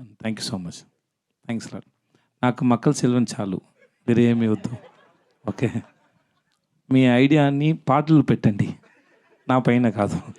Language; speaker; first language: Telugu; non-native, learner; Tamil